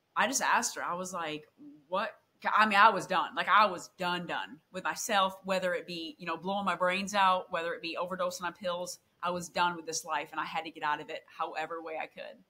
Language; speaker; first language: English; native; English